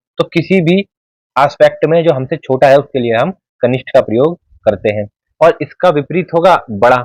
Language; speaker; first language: Hindi; native; Hindi